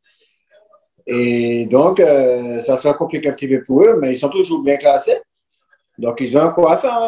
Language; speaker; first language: French; native; French